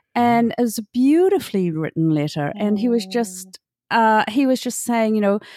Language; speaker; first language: English; native; English